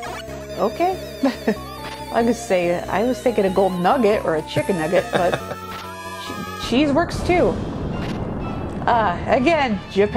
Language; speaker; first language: English; native; English